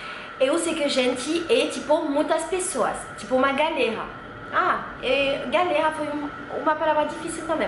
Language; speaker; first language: Portuguese; non-native, fluent; French